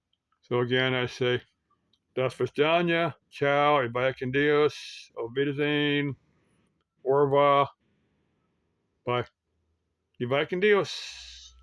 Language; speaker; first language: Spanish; non-native, learner; English